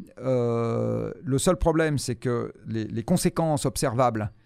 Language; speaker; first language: French; native; French